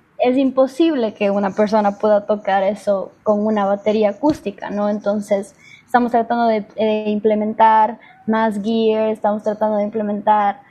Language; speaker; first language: Spanish; native; Spanish